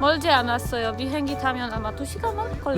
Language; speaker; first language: Korean; non-native, fluent; Polish